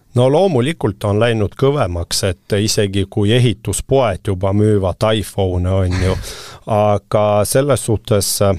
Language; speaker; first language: Estonian; non-native, local second language; Russian